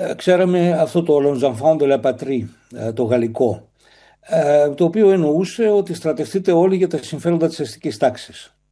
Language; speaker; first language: Greek; native; Greek